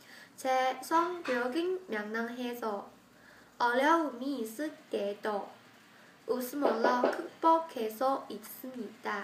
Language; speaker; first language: Korean; non-native, learner; Chinese